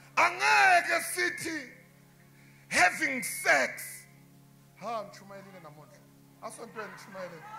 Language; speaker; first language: Zulu; non-native, local second language; Tsonga